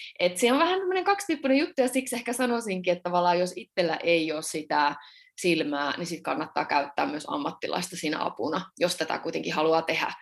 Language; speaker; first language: Finnish; native; Finnish